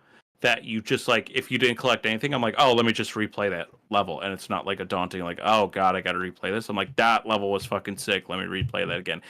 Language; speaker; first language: English; native; English